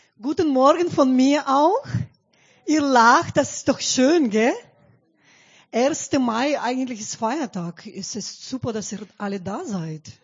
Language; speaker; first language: German; non-native, fluent; Russian